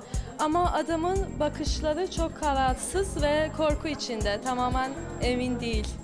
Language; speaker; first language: Turkish; non-native, fluent; Persian